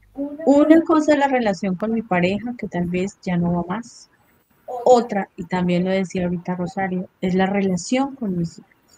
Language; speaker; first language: Spanish; native; Spanish